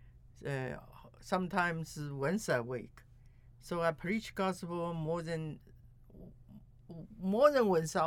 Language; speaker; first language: English; non-native, learner; Chinese